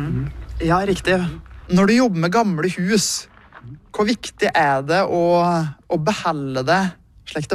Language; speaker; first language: Norwegian; native; Norwegian